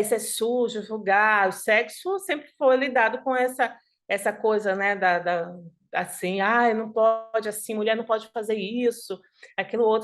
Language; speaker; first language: Portuguese; native; Portuguese